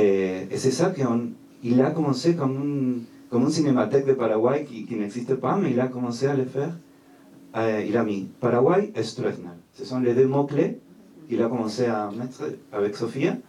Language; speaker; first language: French; non-native, fluent; Spanish